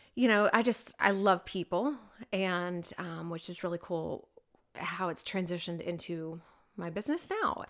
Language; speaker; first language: English; native; English